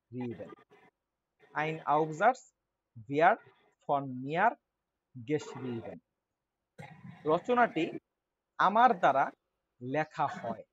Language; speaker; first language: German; non-native, learner; Bangla